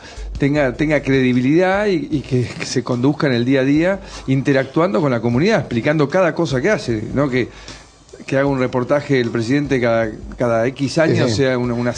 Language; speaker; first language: Spanish; native; Spanish